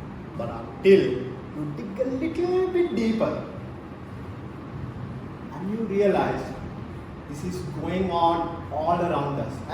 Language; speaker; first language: English; non-native, local second language; Sinhala